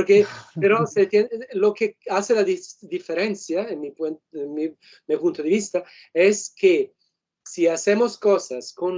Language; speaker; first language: Spanish; non-native, fluent; Italian